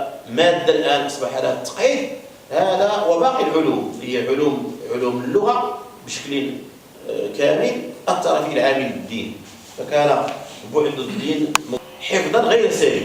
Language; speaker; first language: Arabic; native; Arabic